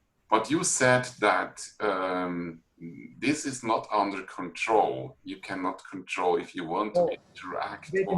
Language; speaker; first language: English; non-native, fluent; German